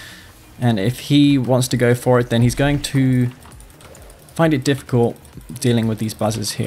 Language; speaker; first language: English; native; English